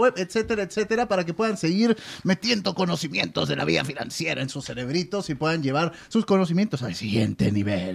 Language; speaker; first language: Spanish; native; Spanish